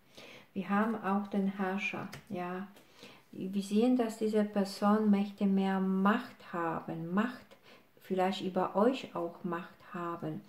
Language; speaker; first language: German; non-native, fluent; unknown